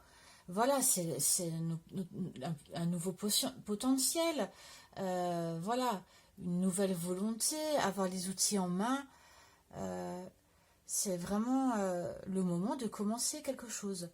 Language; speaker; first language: French; native; French